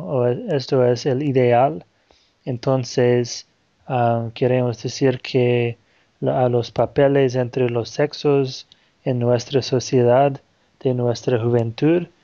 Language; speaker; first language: Spanish; non-native, fluent; Portuguese